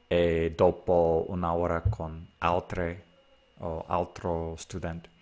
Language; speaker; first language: Italian; non-native, learner; English